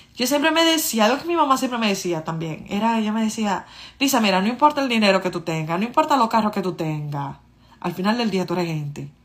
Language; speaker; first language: Spanish; native; Spanish